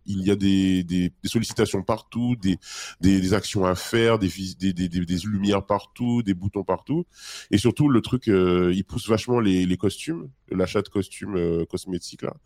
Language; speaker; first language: French; native; French